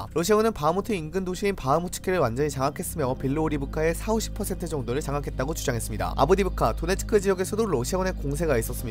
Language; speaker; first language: Korean; native; Korean